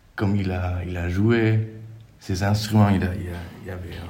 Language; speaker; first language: French; non-native, learner; German